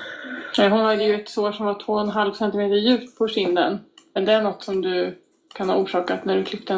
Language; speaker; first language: Swedish; native; Swedish